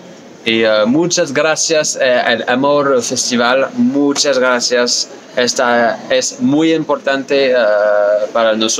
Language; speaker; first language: Spanish; non-native, learner; French